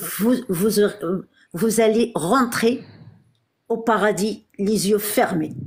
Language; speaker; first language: French; non-native, local second language; Arabic